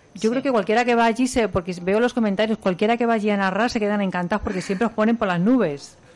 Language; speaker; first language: Spanish; native; Spanish